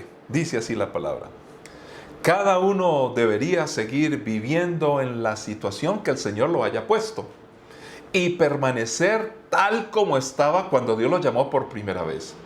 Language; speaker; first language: Spanish; native; Spanish